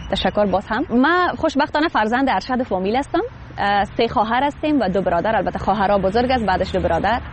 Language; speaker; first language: Persian; native; Persian